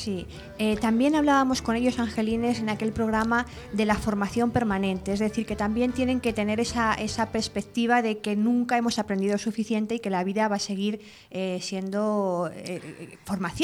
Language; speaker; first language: Spanish; native; Spanish